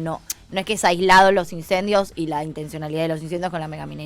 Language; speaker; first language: Spanish; native; Spanish